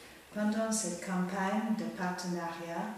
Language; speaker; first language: French; non-native, fluent; Bangla